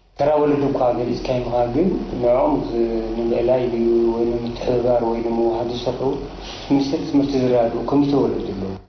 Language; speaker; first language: Tigrinya; native; Tigrinya